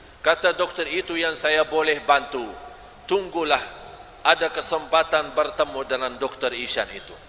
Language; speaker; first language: Malay; non-native, fluent; Arabic